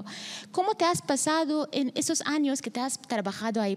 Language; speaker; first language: Spanish; non-native, learner; Persian